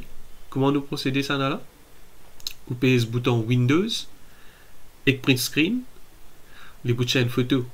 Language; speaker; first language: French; non-native, local second language; Morisyen